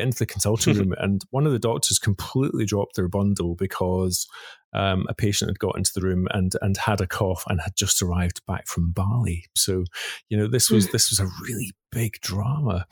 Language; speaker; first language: English; native; English